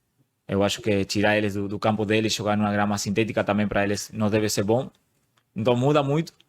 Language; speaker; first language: Portuguese; non-native, fluent; Spanish